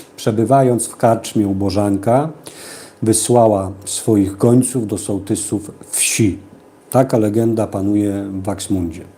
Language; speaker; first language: Polish; native; Polish